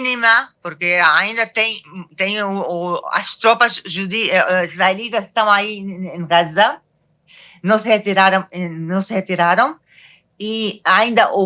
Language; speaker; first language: Portuguese; non-native, fluent; Arabic